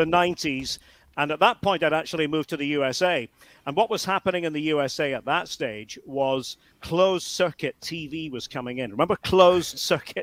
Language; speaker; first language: English; native; English